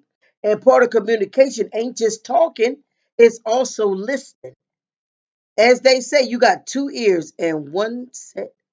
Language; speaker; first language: English; native; English